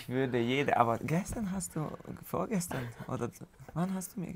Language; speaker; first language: German; non-native, fluent; Hungarian